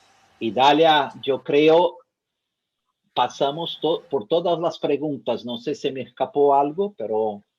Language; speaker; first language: Spanish; non-native, fluent; Portuguese